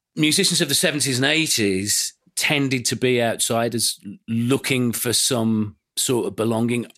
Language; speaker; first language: English; native; English